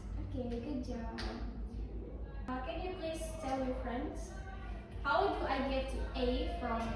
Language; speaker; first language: English; non-native, fluent; Indonesian